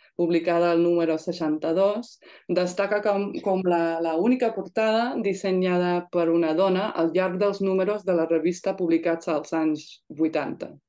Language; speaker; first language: Catalan; non-native, fluent; English